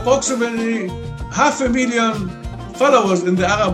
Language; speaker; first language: English; non-native, fluent; Arabic